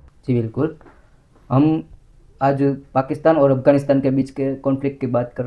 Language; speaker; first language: Hindi; non-native, local second language; Gujarati